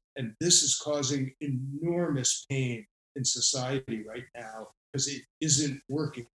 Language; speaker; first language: English; native; English